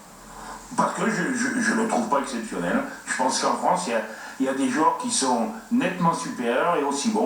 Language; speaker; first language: French; native; French